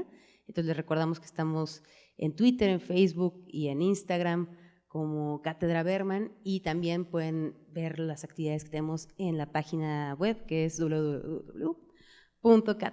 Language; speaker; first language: Spanish; native; Spanish